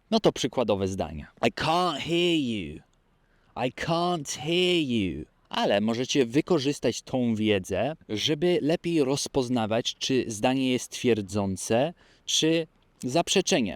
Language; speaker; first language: Polish; early bilingual, heritage; Polish